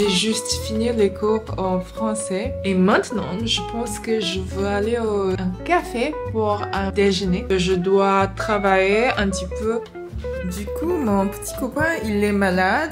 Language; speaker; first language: French; non-native, learner; English